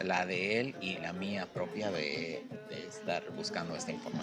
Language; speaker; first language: Spanish; native; Spanish